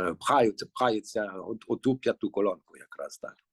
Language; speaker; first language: Ukrainian; early bilingual, heritage; Ukrainian